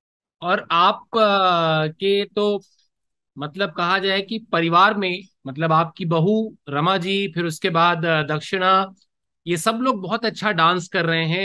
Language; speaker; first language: Hindi; native; Hindi